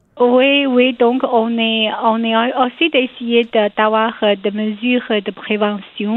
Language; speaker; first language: French; non-native, learner; Chinese